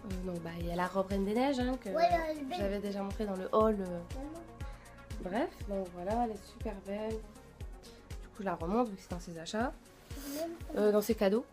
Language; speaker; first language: French; native; French